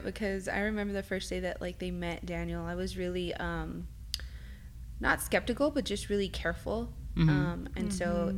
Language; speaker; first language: English; early bilingual, other home language; Spanish